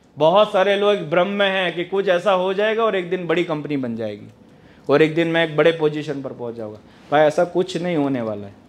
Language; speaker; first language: Hindi; non-native, local second language; Gujarati